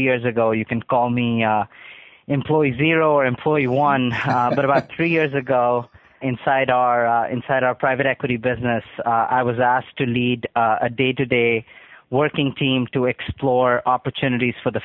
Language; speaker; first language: English; non-native, local second language; Urdu